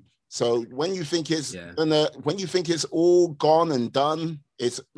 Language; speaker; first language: English; native; English